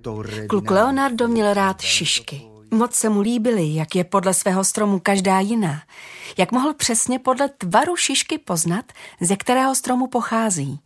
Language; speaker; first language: Czech; native; Czech